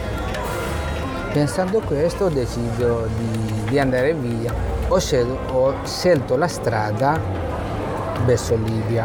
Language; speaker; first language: Italian; non-native, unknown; Bangla